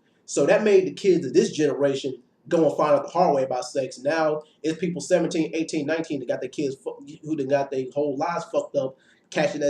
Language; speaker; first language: English; native; English